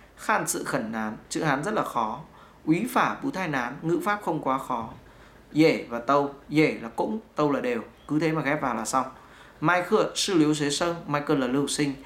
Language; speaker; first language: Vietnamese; native; Vietnamese